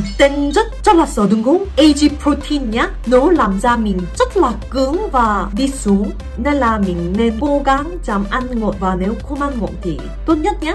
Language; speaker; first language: Vietnamese; non-native, fluent; Korean